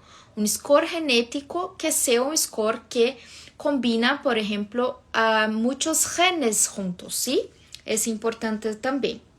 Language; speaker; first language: Spanish; non-native, fluent; Portuguese